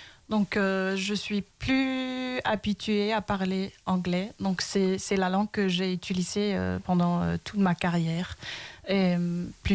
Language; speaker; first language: French; early bilingual, heritage; Danish